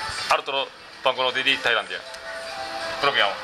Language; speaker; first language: Italian; non-native, learner; Japanese